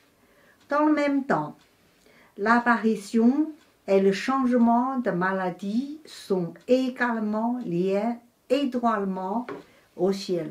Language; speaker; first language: French; non-native, fluent; Chinese